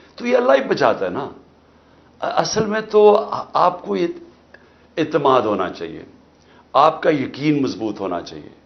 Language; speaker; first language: Urdu; native; Urdu